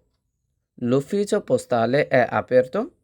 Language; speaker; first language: Italian; non-native, fluent; Bangla